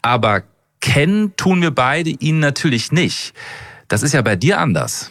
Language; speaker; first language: German; native; German